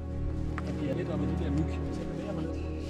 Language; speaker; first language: Danish; native; Danish